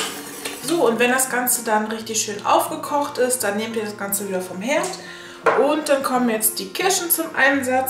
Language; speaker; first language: German; native; German